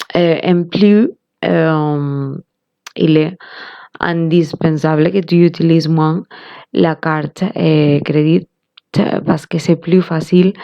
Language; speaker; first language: French; non-native, learner; Spanish